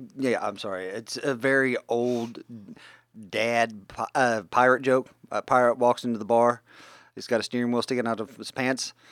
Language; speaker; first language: English; native; English